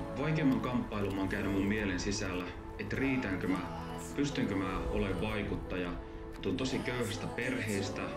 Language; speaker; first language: Finnish; native; Finnish